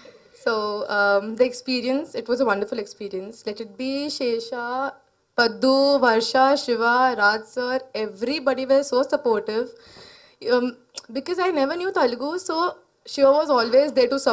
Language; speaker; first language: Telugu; non-native, learner; Malayalam